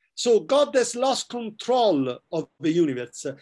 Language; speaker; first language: English; non-native, fluent; Italian